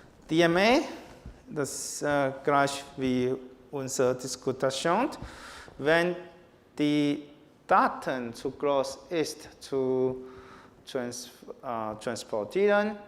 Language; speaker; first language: German; non-native, fluent; Chinese